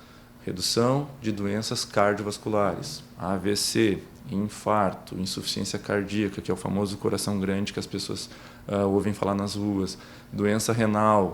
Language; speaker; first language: Portuguese; native; Portuguese